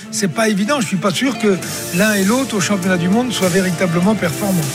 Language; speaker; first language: French; native; French